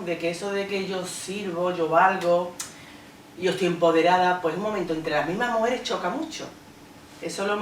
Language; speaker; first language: Spanish; native; Spanish